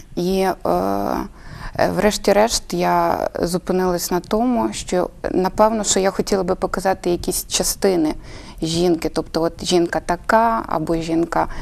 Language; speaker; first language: Ukrainian; native; Ukrainian